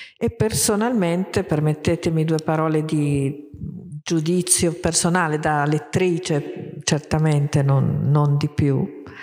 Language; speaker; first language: Italian; native; Italian